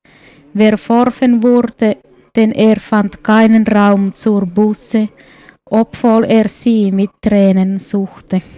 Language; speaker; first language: German; non-native, fluent; Swedish